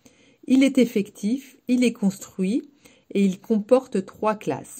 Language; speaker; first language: French; native; French